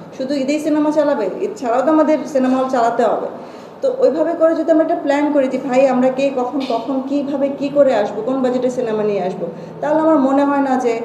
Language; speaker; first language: Bangla; early bilingual, heritage; Bangla